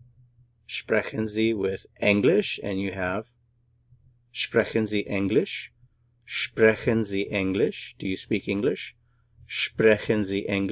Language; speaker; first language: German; non-native, fluent; English